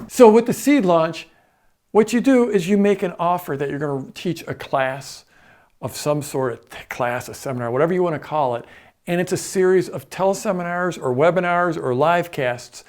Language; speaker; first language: English; native; English